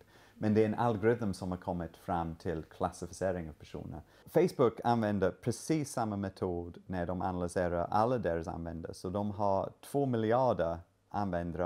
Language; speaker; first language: Swedish; non-native, fluent; English